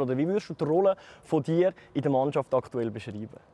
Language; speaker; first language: German; native; German